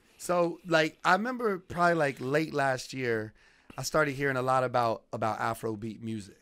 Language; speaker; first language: English; native; English